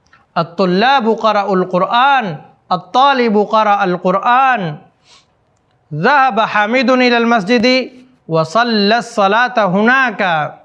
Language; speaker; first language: Arabic; non-native, fluent; Urdu